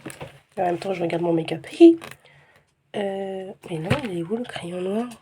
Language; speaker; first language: French; native; French